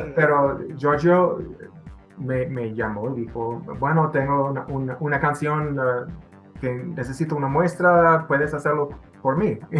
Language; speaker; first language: Spanish; non-native, fluent; English